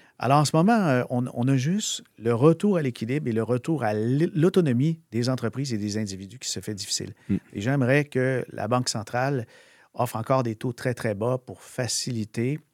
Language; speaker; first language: French; native; French